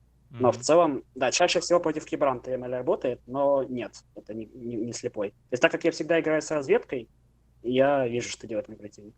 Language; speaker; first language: Russian; native; Russian